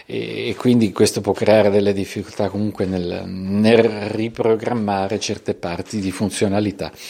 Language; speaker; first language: Italian; native; Italian